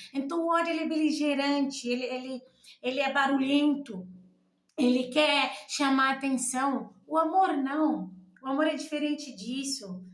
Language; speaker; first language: Portuguese; non-native, local second language; Kabuverdianu